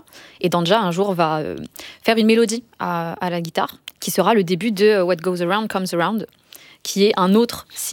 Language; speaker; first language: French; native; French